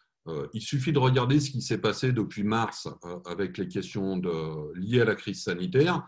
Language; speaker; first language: French; native; French